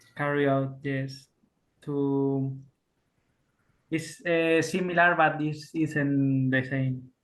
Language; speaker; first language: English; non-native, learner; Spanish